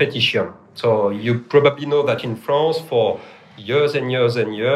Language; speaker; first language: English; non-native, fluent; French